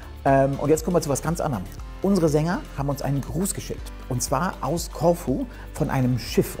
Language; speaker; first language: German; native; German